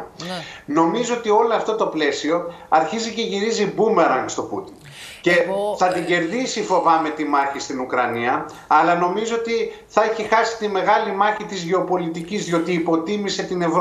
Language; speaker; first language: Greek; native; Greek